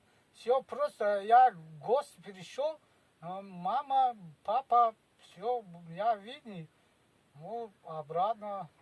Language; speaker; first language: Russian; non-native, learner; Tajik